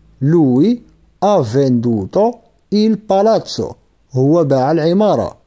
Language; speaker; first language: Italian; non-native, fluent; Arabic